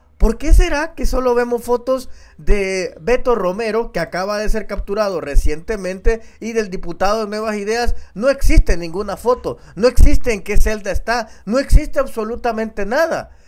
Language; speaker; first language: Spanish; native; Spanish